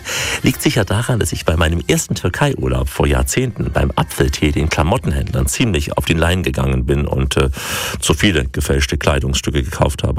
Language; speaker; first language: German; native; German